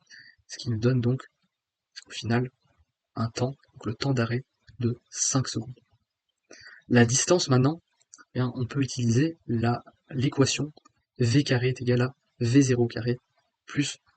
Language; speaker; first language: French; native; French